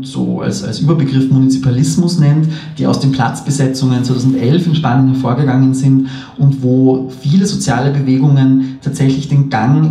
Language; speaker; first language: German; native; German